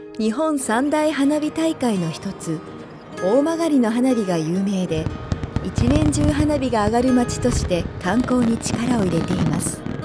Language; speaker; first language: Japanese; native; Japanese